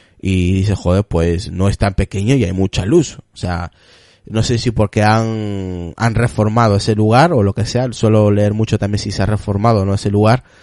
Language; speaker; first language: Spanish; native; Spanish